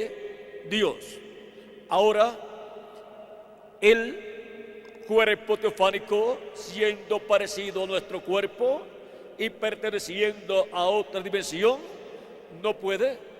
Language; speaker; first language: Spanish; native; Spanish